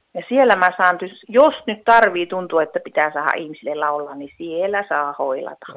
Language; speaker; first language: Finnish; early bilingual, heritage; Finnish